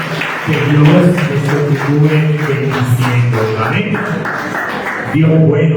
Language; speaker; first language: Spanish; native; Spanish